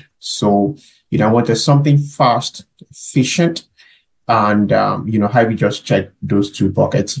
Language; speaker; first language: English; non-native, local second language; Yoruba